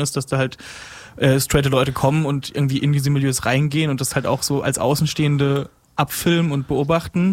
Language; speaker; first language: German; native; German